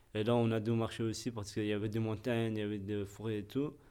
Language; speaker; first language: French; non-native, fluent; Persian